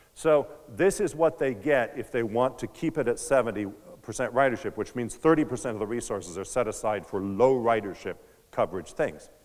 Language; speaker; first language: English; native; English